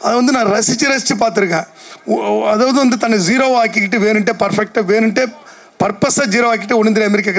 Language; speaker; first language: Tamil; native; Tamil